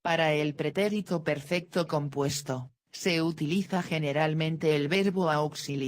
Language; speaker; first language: Spanish; non-native, fluent; Dutch